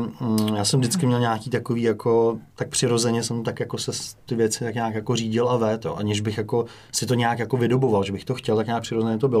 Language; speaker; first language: Czech; native; Czech